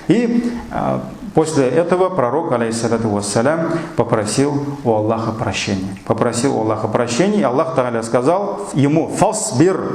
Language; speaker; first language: Russian; non-native, local second language; Tatar